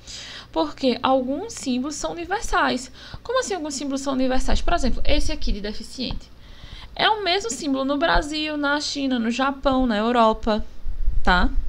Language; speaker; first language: Portuguese; native; Portuguese